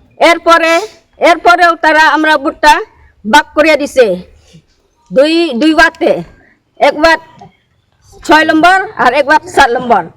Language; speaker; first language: Bangla; non-native, local second language; Khasi